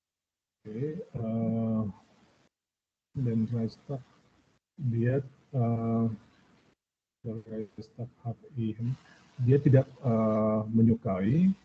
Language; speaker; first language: German; non-native, learner; Indonesian